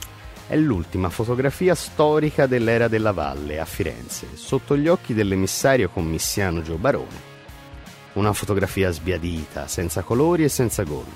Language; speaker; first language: Italian; native; Italian